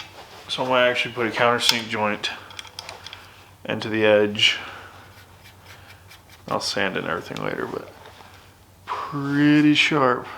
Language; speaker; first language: English; native; English